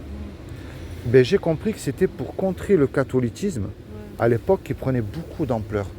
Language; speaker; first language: French; native; French